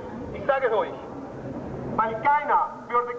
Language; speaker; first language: German; non-native, fluent; Spanish